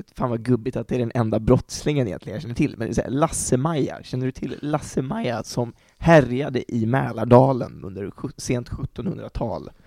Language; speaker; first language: Swedish; native; Swedish